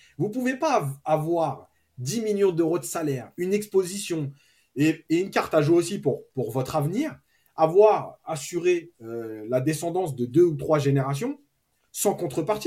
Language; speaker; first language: French; native; French